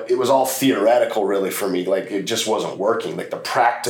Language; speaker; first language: English; native; English